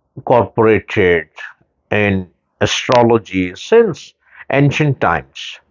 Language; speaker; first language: English; non-native, local second language; Urdu